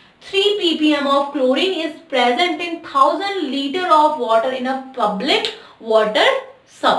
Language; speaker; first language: English; non-native, local second language; Hindi